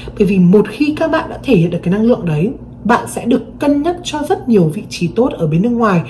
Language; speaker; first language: Vietnamese; native; Vietnamese